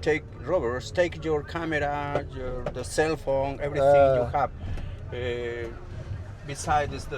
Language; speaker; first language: English; non-native, fluent; Spanish